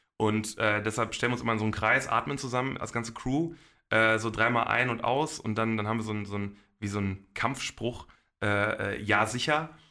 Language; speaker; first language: German; early bilingual, other home language; Polish